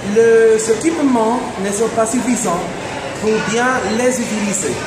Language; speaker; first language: French; non-native, learner; Spanish